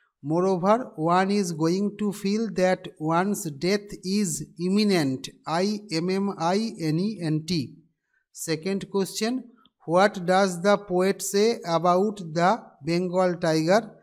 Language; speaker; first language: English; non-native, local second language; Bangla